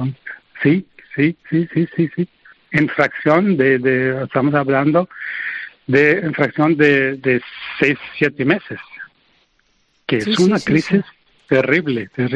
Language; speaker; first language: Spanish; non-native, fluent; Arabic